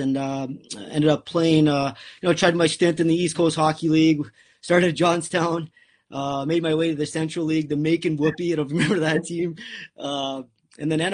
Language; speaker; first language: English; native; English